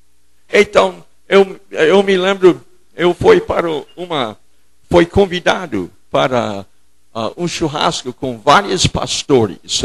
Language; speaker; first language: Portuguese; non-native, fluent; English